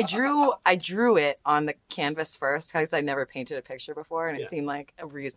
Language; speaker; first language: English; native; English